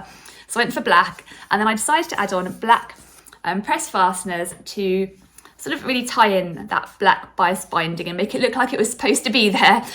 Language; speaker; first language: English; native; English